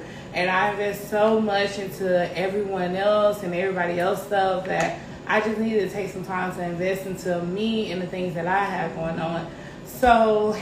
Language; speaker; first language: English; native; English